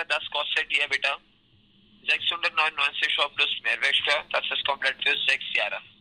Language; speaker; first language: German; non-native, learner; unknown